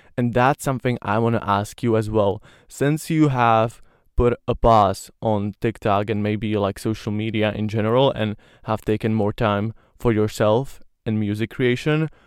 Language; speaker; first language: English; non-native, fluent; Slovak